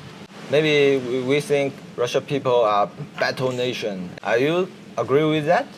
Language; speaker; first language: English; non-native, learner; Chinese